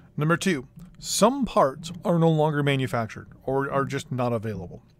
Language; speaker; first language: English; native; English